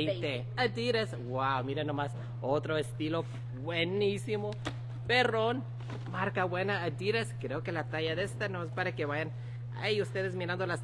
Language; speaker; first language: Spanish; early bilingual, heritage; Spanish